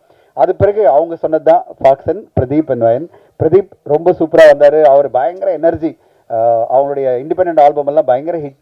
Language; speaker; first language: Tamil; native; Tamil